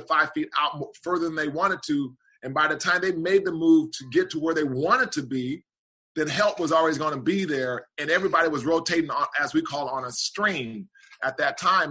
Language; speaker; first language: English; native; English